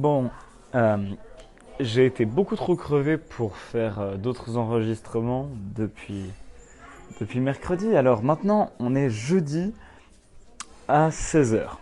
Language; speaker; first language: French; native; French